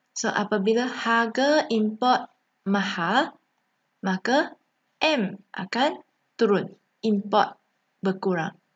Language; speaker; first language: Malay; non-native, local second language; Chinese